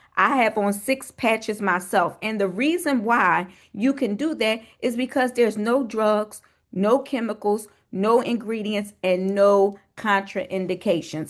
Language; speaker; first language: English; native; English